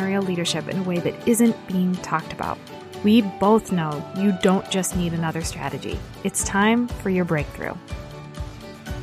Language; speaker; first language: English; native; English